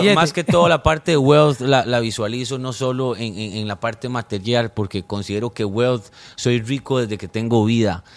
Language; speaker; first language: Spanish; non-native, fluent; French